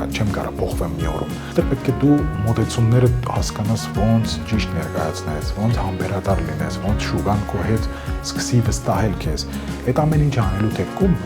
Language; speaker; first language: Armenian; early bilingual, heritage; Armenian